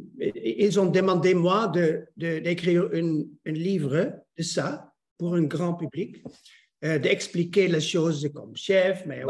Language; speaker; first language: French; non-native, learner; Dutch